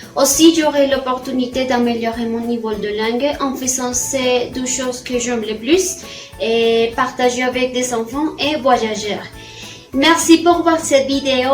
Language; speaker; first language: French; non-native, fluent; Spanish